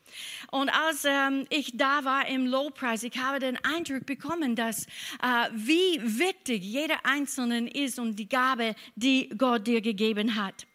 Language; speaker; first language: German; non-native, fluent; English